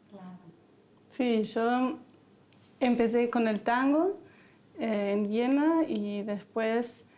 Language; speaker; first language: Spanish; non-native, fluent; German